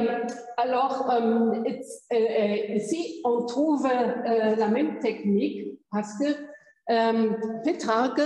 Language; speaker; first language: French; non-native, fluent; German